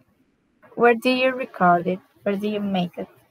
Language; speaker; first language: English; non-native, learner; Spanish